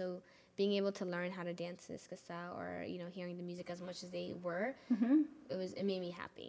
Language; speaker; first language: English; early bilingual, other home language; Amharic